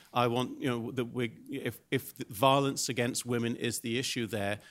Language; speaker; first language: English; native; English